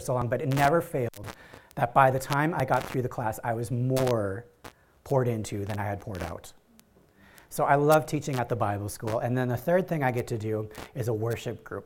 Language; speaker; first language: English; native; English